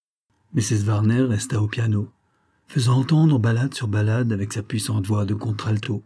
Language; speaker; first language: French; native; French